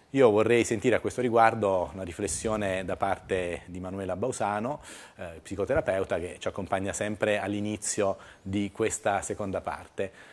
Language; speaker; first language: Italian; native; Italian